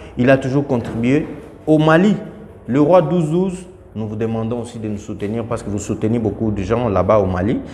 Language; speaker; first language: French; non-native, local second language; Lingala